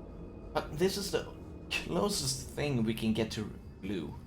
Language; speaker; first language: English; non-native, fluent; Chinese